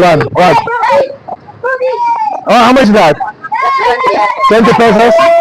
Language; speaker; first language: English; non-native, fluent; French